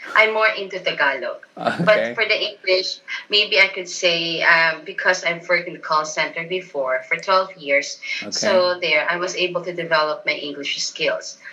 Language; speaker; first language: English; non-native, local second language; Filipino